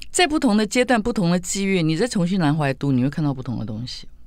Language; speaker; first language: Chinese; native; Chinese